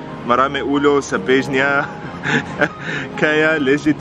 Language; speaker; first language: Filipino; non-native, learner; Arabic